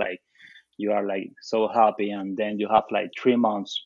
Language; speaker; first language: English; non-native, fluent; Spanish